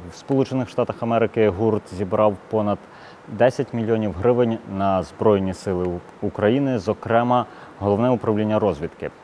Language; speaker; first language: Ukrainian; native; Ukrainian